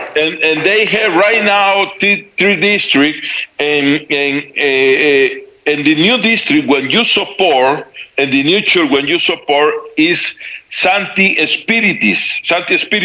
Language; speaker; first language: English; non-native, learner; Spanish